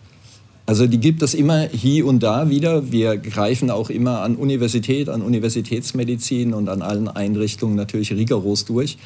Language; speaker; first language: German; native; German